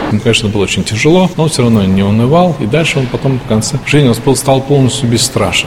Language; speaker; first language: Russian; native; Russian